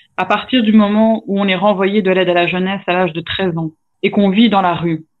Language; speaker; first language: French; native; French